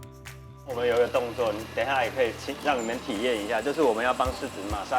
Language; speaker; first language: Chinese; native; Chinese